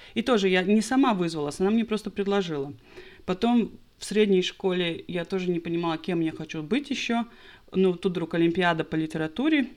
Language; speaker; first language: Russian; non-native, local second language; Latvian